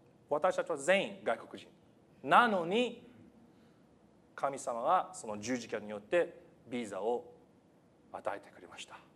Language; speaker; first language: Japanese; non-native, fluent; English